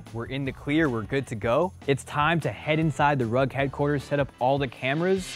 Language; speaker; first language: English; native; English